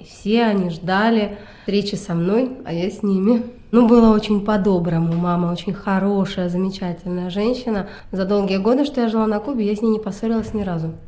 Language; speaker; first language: Russian; native; Russian